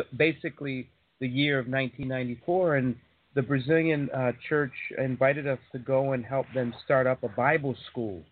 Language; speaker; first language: English; native; English